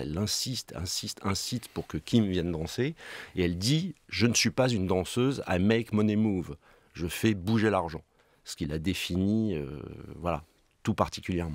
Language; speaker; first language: French; native; French